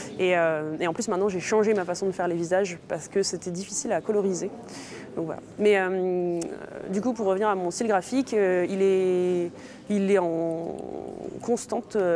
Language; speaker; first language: French; native; French